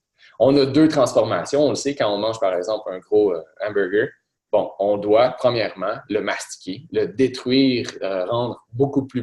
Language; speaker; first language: French; native; French